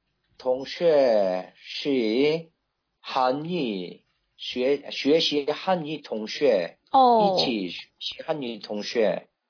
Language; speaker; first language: Chinese; non-native, learner; Korean